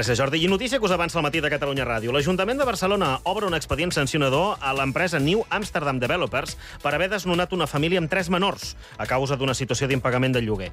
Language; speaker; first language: Catalan; native; Catalan